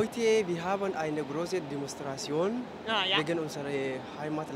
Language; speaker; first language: German; non-native, learner; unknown